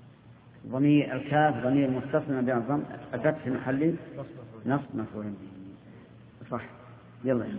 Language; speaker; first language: Arabic; native; Arabic